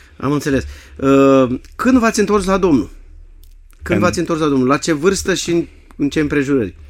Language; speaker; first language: Romanian; native; Romanian